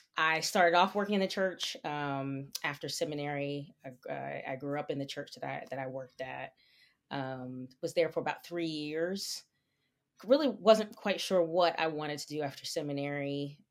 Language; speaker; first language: English; native; English